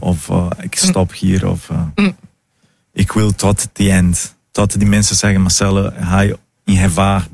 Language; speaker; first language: Dutch; non-native, fluent; Portuguese